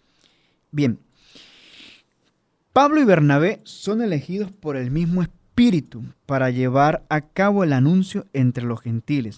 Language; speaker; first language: Spanish; native; Spanish